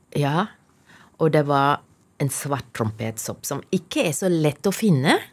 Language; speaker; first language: Norwegian; non-native, fluent; Chinese